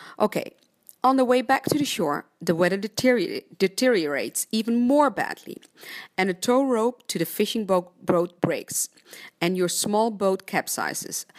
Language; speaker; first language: English; non-native, fluent; Dutch